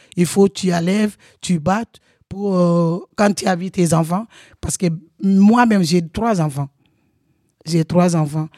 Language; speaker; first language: French; non-native, local second language; Wolof